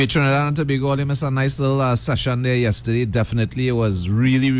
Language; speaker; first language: English; native; English